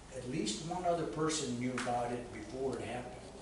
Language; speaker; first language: English; native; English